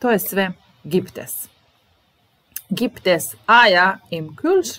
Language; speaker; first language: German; non-native, fluent; Serbian